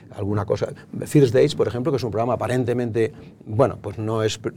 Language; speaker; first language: Spanish; native; Spanish